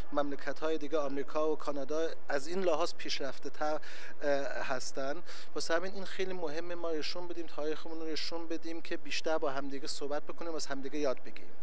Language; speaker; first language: Persian; early bilingual, heritage; Persian